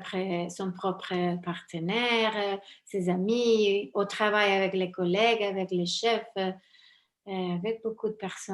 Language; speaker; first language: French; non-native, fluent; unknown